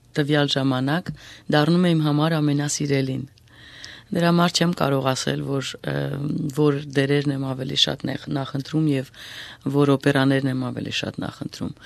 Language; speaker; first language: Armenian; native; Armenian